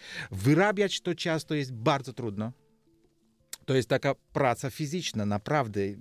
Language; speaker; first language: Polish; non-native, learner; Georgian